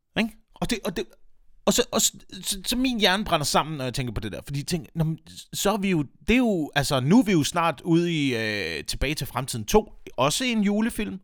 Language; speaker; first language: Danish; native; Danish